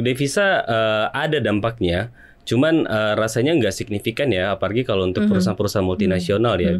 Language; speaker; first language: Indonesian; native; Indonesian